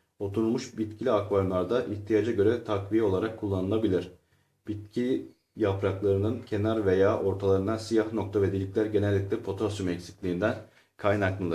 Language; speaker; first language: Turkish; native; Turkish